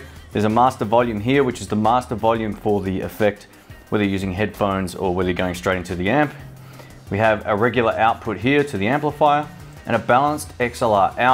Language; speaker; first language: English; native; English